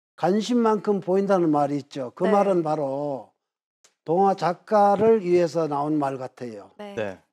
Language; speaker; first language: Korean; native; Korean